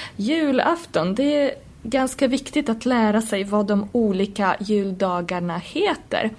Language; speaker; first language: Swedish; non-native, fluent; Polish